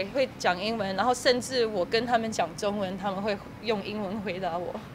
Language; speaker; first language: Chinese; early bilingual, heritage; English